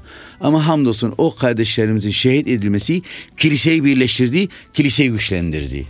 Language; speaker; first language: Turkish; non-native, local second language; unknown